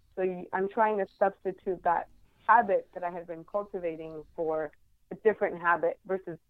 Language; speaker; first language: English; non-native, fluent; Spanish